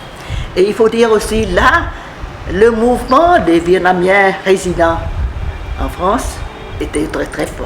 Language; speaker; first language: French; non-native, fluent; Vietnamese